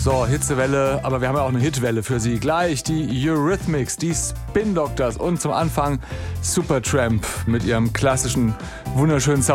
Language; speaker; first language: German; native; German